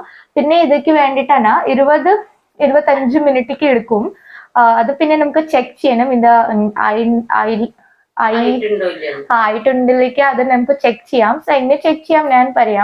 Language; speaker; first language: Malayalam; non-native, learner; Hindi